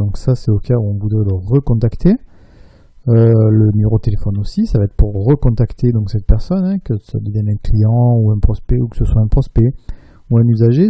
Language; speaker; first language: French; native; French